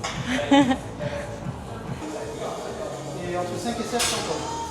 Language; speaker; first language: French; native; French